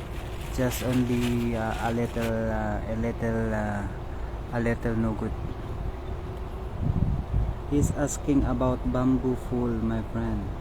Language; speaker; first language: English; non-native, local second language; Filipino